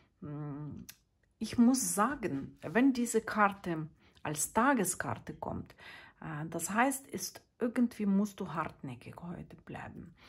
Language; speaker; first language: German; non-native, fluent; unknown